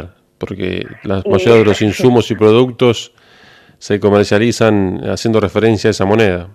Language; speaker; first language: Spanish; native; Spanish